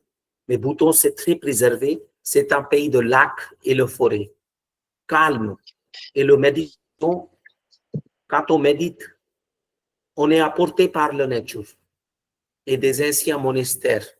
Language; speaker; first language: French; non-native, fluent; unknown